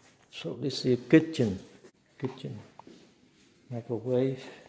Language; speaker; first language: English; non-native, learner; Vietnamese